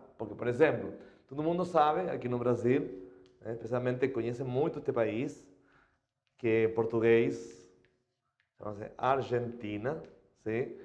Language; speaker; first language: Portuguese; non-native, fluent; Spanish